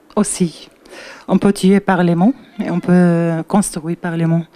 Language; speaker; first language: French; non-native, learner; Arabic